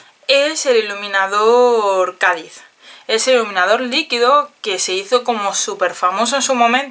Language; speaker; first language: Spanish; native; Spanish